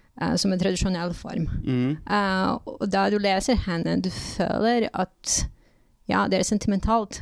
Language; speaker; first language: Norwegian; non-native, fluent; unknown